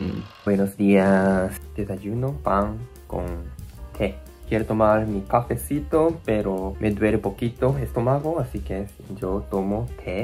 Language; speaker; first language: Spanish; non-native, learner; Japanese